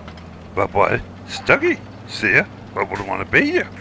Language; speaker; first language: English; native; English